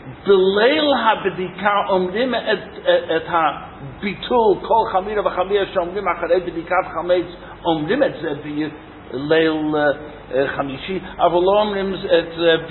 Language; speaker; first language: Hebrew; non-native, fluent; English